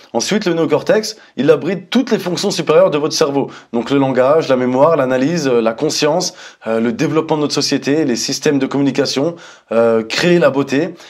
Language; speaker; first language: French; native; French